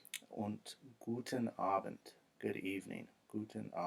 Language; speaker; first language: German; non-native, fluent; English